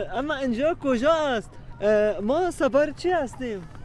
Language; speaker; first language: Persian; non-native, learner; Arabic